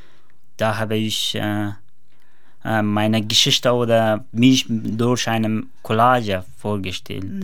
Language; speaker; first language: German; non-native, learner; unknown